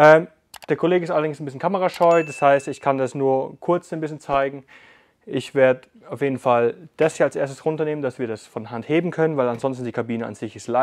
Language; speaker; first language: German; native; German